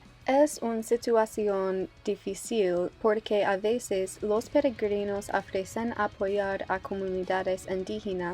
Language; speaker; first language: Spanish; non-native, learner; English